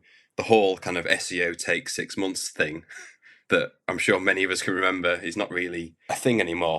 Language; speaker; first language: English; native; English